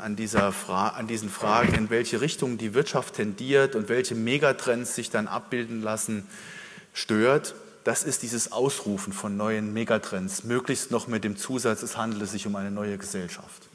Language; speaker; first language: German; native; German